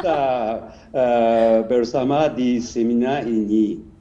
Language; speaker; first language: Indonesian; non-native, learner; Japanese